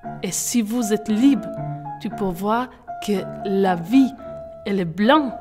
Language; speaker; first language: French; non-native, learner; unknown